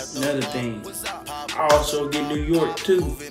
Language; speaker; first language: English; native; English